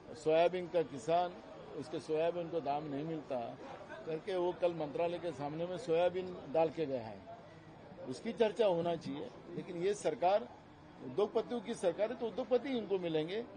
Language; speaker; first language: Hindi; non-native, local second language; Marathi